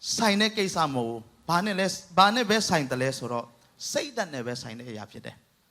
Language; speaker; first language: Burmese; non-native, local second language; Tedim Chin